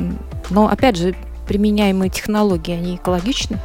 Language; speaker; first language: Russian; native; Russian